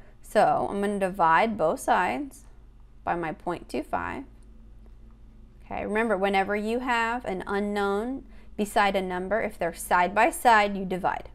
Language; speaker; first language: English; native; English